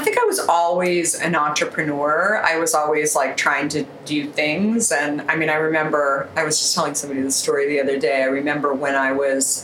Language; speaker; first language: English; native; English